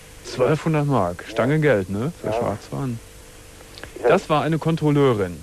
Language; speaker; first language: German; native; German